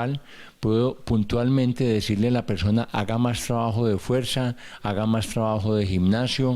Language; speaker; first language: Spanish; native; Spanish